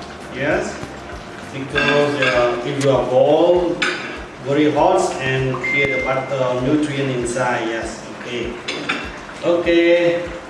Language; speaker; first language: English; non-native, learner; Khmer